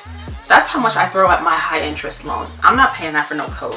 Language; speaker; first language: English; native; English